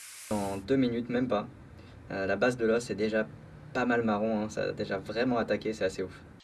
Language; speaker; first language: French; native; French